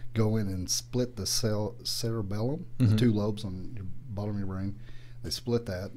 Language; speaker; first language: English; native; English